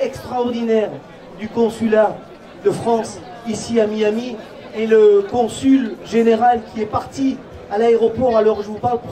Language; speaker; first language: French; native; French